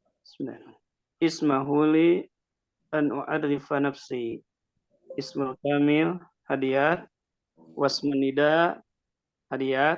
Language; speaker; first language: Arabic; non-native, learner; Indonesian